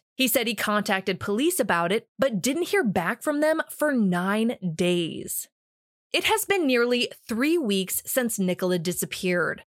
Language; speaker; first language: English; native; English